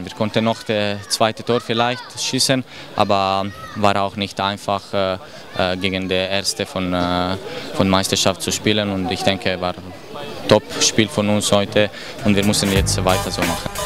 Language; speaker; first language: German; non-native, fluent; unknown